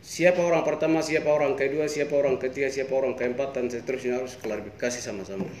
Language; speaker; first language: Indonesian; non-native, local second language; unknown